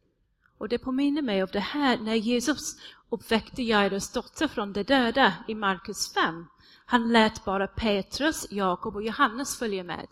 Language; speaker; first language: Swedish; non-native, fluent; English